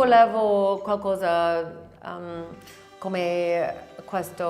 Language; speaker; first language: Italian; non-native, learner; English